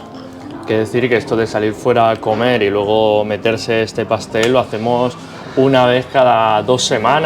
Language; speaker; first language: Spanish; native; Spanish